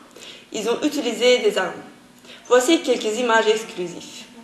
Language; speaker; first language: French; non-native, learner; Dutch